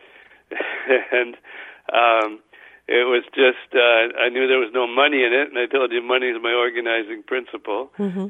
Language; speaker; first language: English; native; English